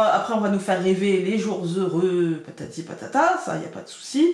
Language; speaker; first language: French; native; French